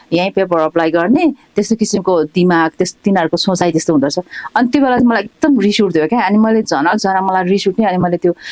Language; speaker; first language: Nepali; non-native, local second language; Sherpa